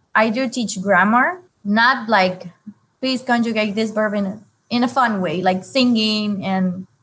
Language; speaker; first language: English; non-native, fluent; Spanish